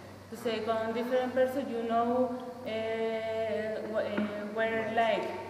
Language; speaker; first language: English; non-native, learner; Spanish